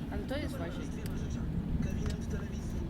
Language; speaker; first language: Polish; early bilingual, heritage; English